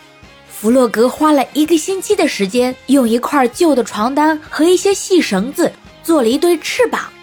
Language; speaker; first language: Chinese; native; Chinese